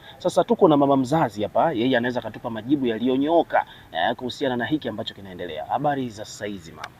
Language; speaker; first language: Swahili; native; Swahili